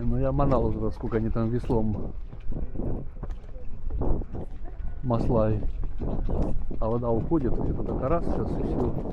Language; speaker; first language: Russian; native; Russian